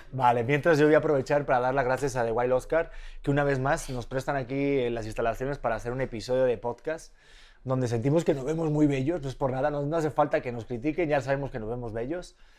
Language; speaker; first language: Spanish; native; Spanish